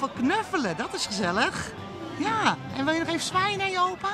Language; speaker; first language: Dutch; native; Dutch